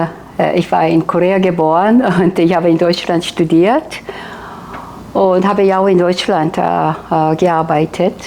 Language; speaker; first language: German; non-native, fluent; Korean